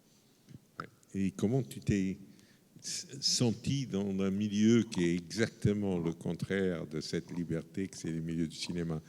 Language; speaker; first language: French; non-native, fluent; Portuguese